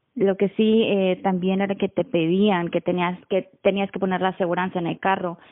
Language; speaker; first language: Spanish; native; Spanish